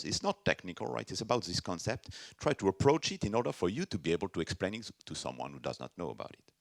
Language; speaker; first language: English; non-native, fluent; French